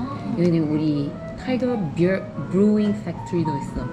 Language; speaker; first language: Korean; non-native, fluent; English